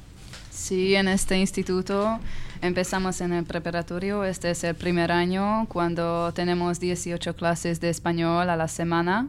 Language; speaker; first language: Spanish; non-native, learner; Hungarian